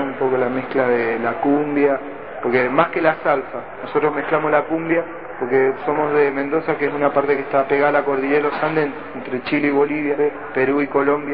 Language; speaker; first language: Spanish; native; Spanish